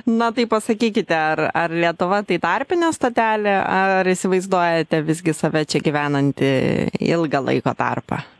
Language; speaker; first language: Lithuanian; native; Lithuanian